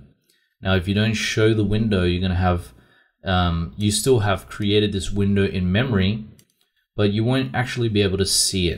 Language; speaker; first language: English; native; English